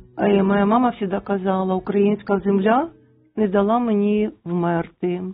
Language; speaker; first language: Ukrainian; non-native, local second language; Russian